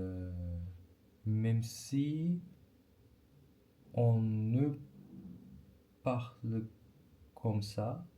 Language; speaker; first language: French; non-native, learner; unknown